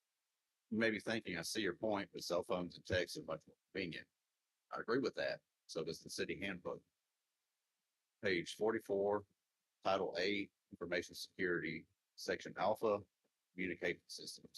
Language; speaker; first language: English; native; English